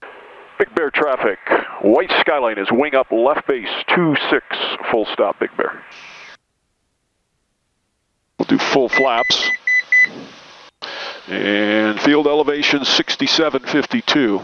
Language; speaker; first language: English; native; English